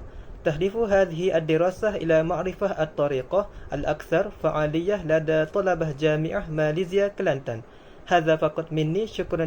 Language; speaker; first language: Arabic; non-native, learner; Malay